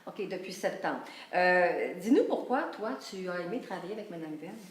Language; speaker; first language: French; native; French